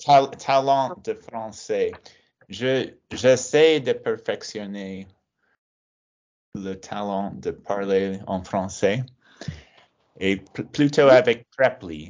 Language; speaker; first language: French; non-native, learner; English